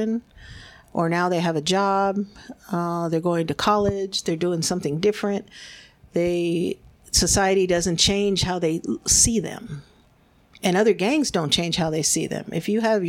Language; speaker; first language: English; early bilingual, other home language; Spanish